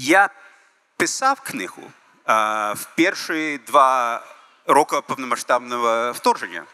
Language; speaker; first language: Ukrainian; early bilingual, heritage; Ukrainian